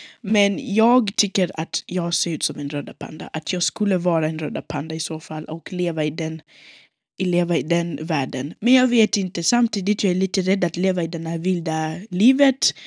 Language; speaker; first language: Swedish; non-native, local second language; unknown